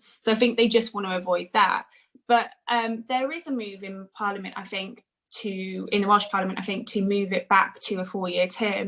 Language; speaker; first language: English; native; English